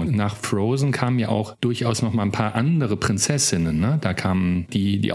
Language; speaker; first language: German; native; German